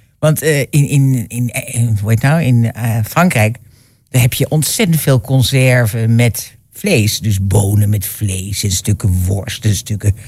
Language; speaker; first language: Dutch; native; Dutch